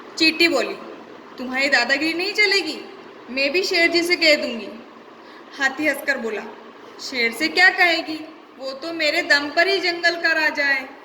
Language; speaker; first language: Hindi; native; Hindi